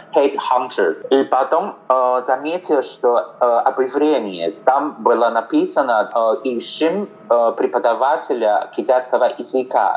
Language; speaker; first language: Russian; non-native, fluent; Chinese